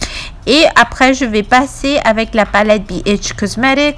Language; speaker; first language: French; non-native, fluent; Spanish